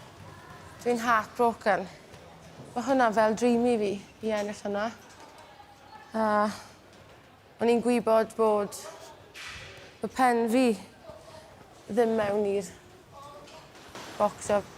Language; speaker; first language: Welsh; non-native, local second language; English